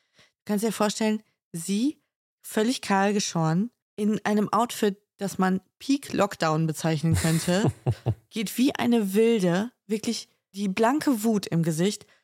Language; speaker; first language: German; native; German